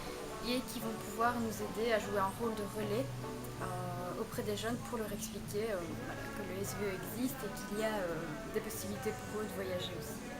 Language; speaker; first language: French; native; French